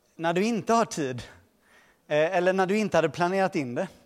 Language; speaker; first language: Swedish; early bilingual, other home language; Portuguese